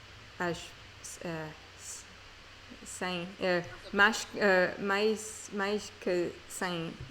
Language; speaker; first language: Portuguese; non-native, learner; English